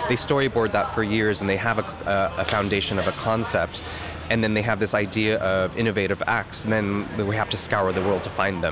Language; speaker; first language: English; native; English